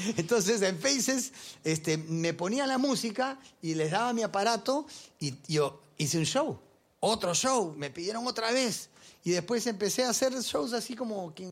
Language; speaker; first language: Spanish; early bilingual, heritage; Spanish